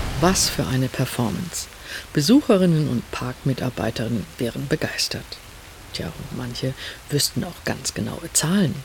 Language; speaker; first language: German; native; German